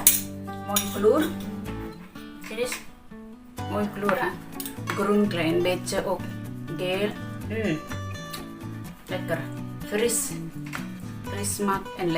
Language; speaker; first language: Dutch; non-native, learner; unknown